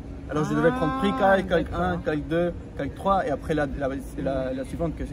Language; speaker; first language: French; non-native, fluent; Spanish